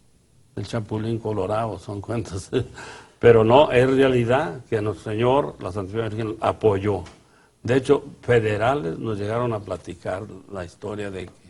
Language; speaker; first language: Spanish; native; Spanish